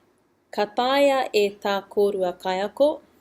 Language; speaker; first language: Māori; non-native, fluent; English